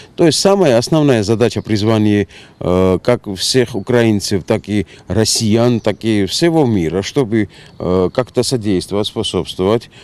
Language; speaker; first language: Russian; non-native, local second language; Georgian